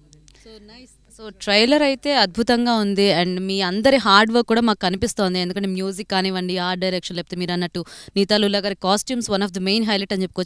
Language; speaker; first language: Telugu; native; Telugu